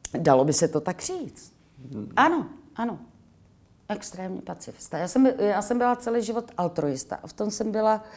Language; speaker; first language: Czech; native; Czech